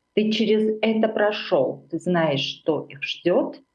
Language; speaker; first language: Russian; non-native, local second language; Armenian